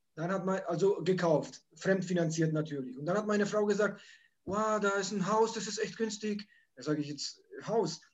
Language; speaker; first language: German; early bilingual, other home language; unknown